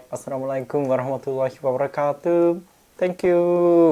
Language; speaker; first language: English; non-native, learner; Japanese